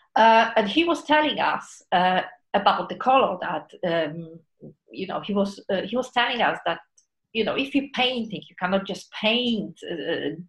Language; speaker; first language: English; non-native, fluent; Polish